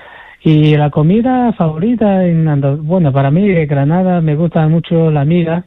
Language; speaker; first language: Spanish; non-native, fluent; Chinese